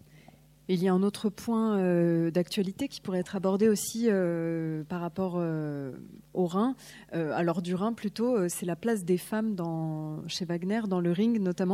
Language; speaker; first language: French; native; French